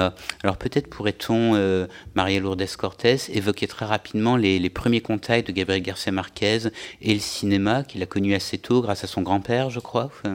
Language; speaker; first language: French; native; French